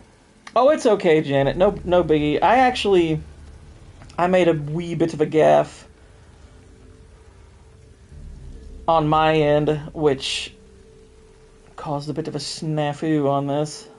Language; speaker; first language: English; native; English